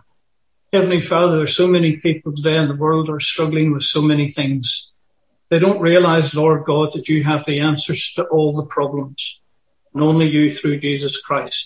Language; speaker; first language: English; native; English